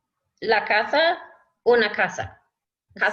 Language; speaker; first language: Spanish; non-native, learner; English